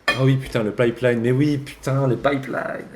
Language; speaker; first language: French; native; French